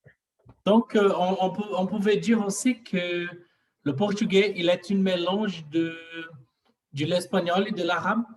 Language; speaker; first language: French; non-native, learner; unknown